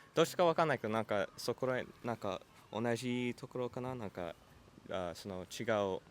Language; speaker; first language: Japanese; early bilingual, heritage; Japanese